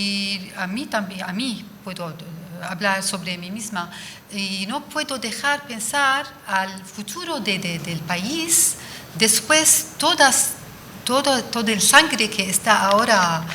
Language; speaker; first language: Spanish; non-native, fluent; Arabic